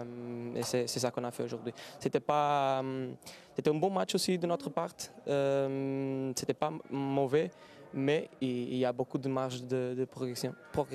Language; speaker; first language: French; non-native, fluent; Portuguese